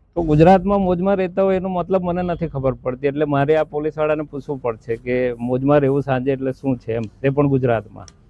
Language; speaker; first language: Gujarati; non-native, local second language; Gamit